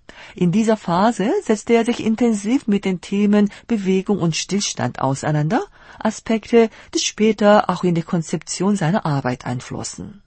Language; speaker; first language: German; non-native, fluent; Korean